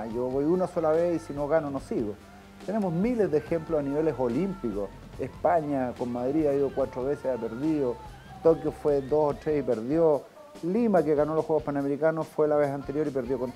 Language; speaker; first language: Spanish; native; Spanish